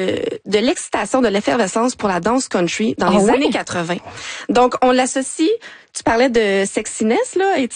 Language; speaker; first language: French; native; French